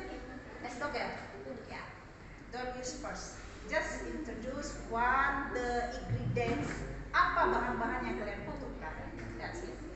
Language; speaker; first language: English; non-native, learner; Indonesian